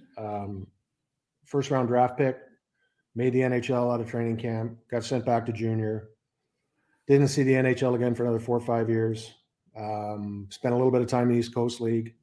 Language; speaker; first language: English; native; English